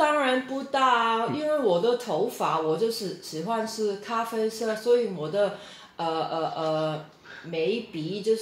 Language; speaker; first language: Chinese; non-native, local second language; Cantonese